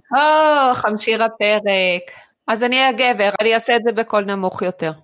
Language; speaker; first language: Hebrew; native; Hebrew